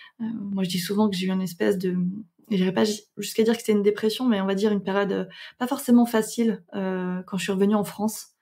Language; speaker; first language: French; native; French